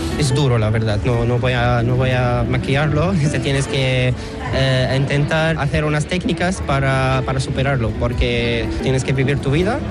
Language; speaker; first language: Spanish; non-native, fluent; Arabic